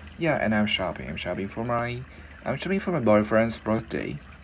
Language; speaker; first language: English; non-native, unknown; Vietnamese